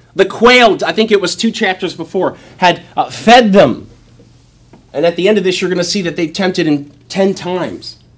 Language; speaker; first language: English; native; English